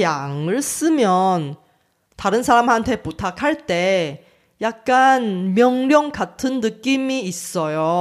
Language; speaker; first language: Korean; non-native, fluent; Chinese